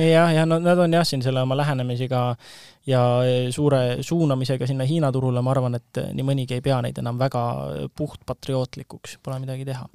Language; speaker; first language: Estonian; native; Estonian